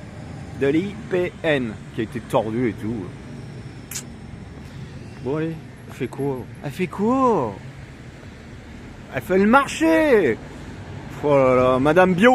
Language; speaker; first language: French; native; French